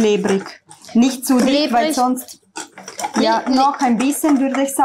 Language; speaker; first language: German; non-native, learner; Italian